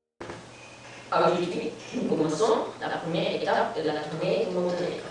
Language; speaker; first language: French; non-native, learner; Dutch